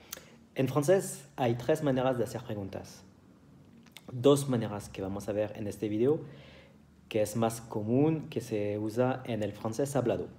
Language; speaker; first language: Spanish; non-native, fluent; French